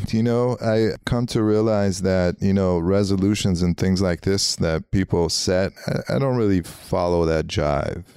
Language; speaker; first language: English; early bilingual, other home language; Armenian